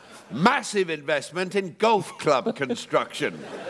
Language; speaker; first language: English; native; English